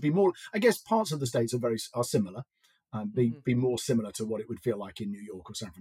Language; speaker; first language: English; native; English